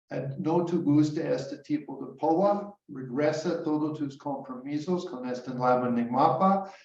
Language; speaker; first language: Spanish; non-native, learner; English